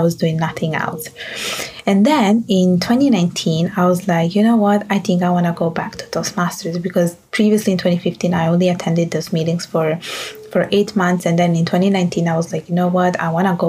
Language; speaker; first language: English; non-native, fluent; Italian